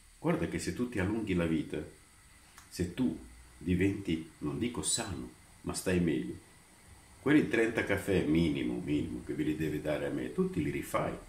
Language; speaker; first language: Italian; non-native, fluent; Romanian